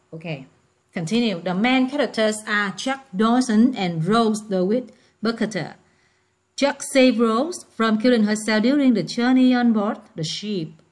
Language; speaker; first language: English; non-native, fluent; Vietnamese